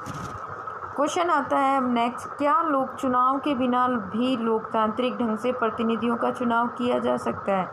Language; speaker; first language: Hindi; native; Hindi